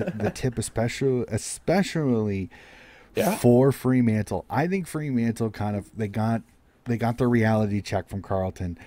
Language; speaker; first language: English; native; English